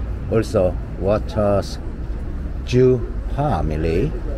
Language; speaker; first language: English; non-native, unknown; Korean